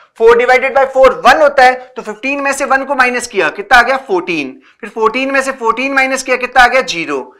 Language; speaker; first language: Hindi; native; Hindi